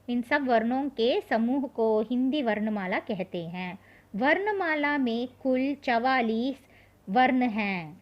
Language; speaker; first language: Hindi; non-native, local second language; Tamil